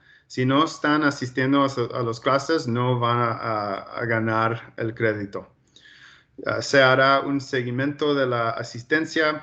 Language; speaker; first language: Spanish; early bilingual, heritage; Spanish